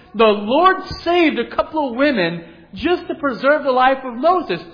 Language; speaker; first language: English; native; English